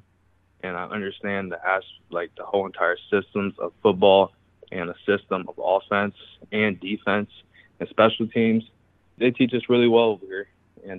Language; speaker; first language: English; native; English